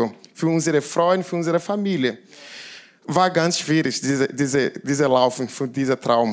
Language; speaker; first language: German; non-native, learner; Portuguese